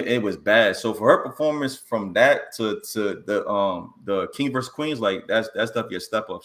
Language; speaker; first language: English; native; English